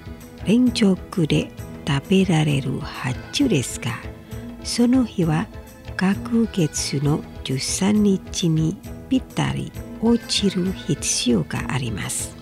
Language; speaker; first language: Japanese; non-native, fluent; Indonesian